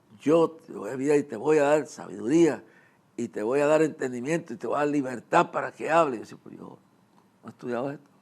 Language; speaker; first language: Spanish; non-native, fluent; English